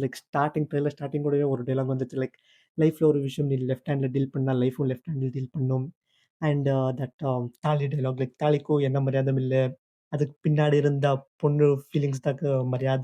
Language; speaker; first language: Tamil; non-native, learner; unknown